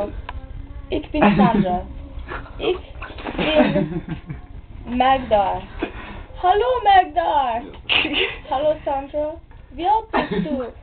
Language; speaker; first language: German; non-native, learner; English